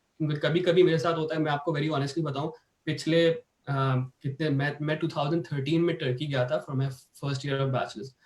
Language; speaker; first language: Urdu; native; Urdu